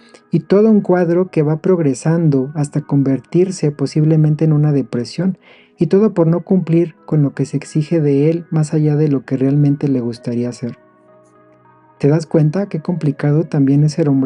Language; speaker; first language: Spanish; native; Spanish